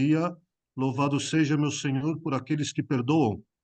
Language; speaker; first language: Portuguese; native; Portuguese